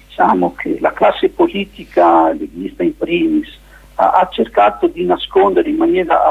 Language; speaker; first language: Italian; native; Italian